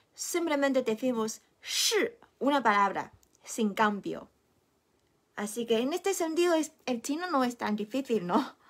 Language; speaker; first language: Spanish; non-native, fluent; Chinese